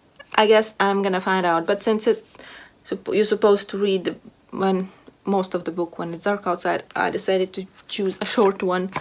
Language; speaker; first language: English; non-native, fluent; Latvian